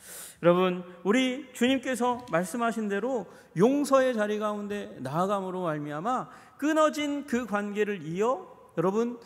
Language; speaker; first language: Korean; native; Korean